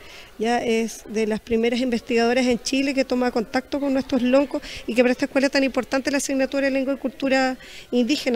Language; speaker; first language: Spanish; native; Spanish